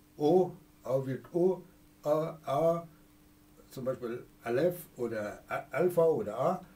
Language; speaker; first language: German; non-native, fluent; Persian